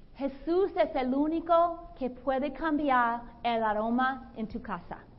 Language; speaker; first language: Spanish; non-native, fluent; English